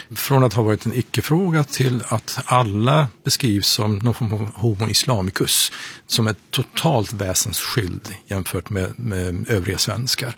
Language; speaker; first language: Swedish; non-native, fluent; Persian